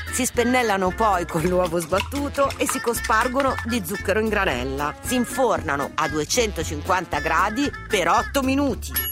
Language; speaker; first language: Italian; native; Italian